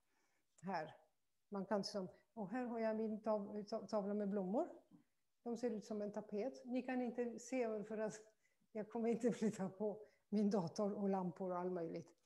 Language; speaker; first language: Swedish; non-native, fluent; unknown